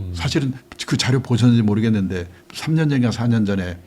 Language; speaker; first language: Korean; native; Korean